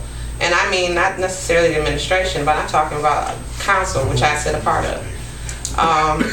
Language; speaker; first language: English; native; English